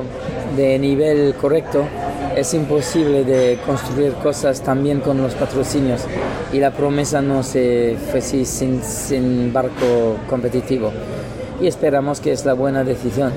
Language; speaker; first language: Spanish; non-native, learner; French